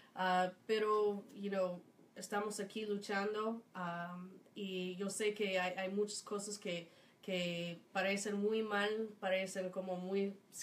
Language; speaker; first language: Spanish; non-native, fluent; English